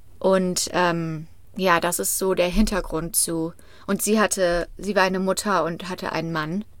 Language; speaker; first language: German; native; German